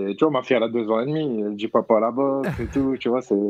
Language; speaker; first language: French; native; French